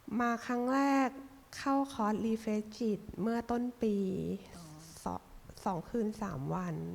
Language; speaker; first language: Thai; native; Thai